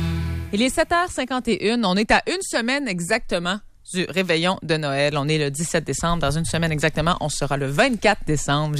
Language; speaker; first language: French; native; French